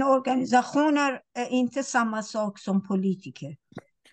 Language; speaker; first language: Swedish; non-native, fluent; Persian